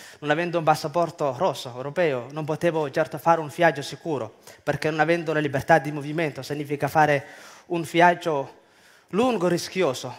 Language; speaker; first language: Italian; non-native, fluent; Somali